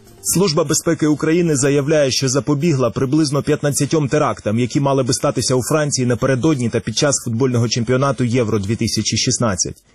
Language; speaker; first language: Ukrainian; native; Ukrainian